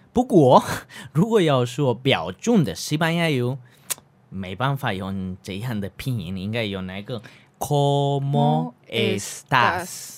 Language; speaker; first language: Chinese; non-native, learner; Spanish